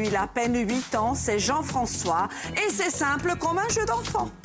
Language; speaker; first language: French; native; French